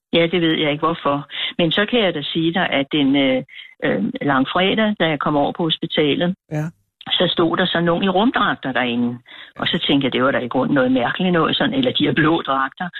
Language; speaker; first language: Danish; native; Danish